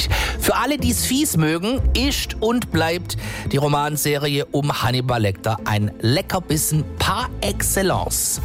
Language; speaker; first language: German; native; German